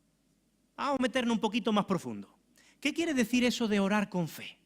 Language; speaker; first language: Spanish; native; Spanish